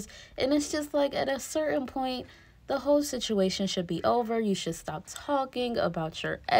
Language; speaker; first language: English; native; English